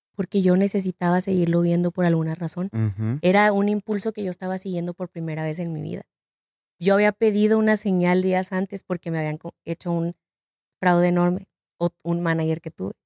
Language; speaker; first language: Spanish; native; Spanish